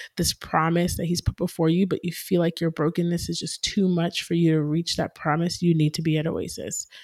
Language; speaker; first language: English; native; English